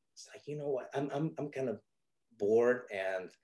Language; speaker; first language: English; non-native, fluent; Spanish